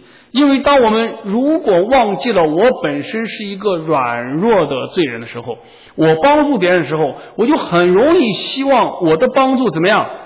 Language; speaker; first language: Chinese; native; Chinese